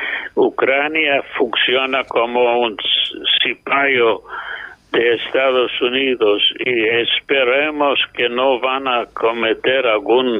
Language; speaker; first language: Spanish; non-native, fluent; English